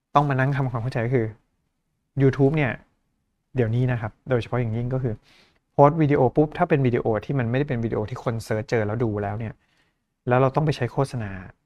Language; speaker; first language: Thai; native; Thai